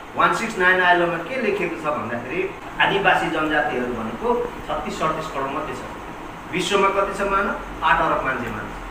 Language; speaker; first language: Nepali; non-native, local second language; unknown